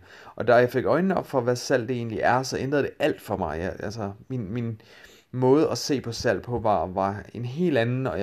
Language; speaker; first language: Danish; native; Danish